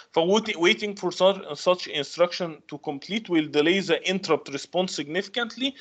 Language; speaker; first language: English; non-native, fluent; Arabic